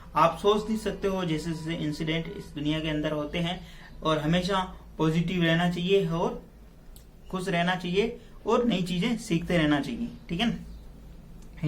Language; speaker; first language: Hindi; native; Hindi